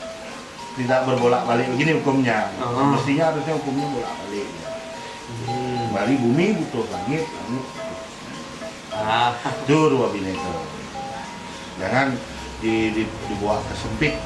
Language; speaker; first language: Indonesian; non-native, local second language; Balinese